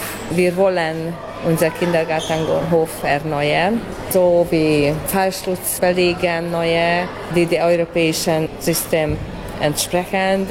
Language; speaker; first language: German; native; German